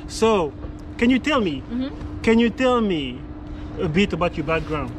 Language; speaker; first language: English; non-native, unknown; French